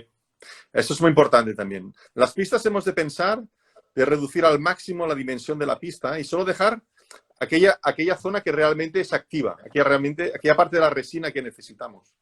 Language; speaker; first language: Spanish; native; Spanish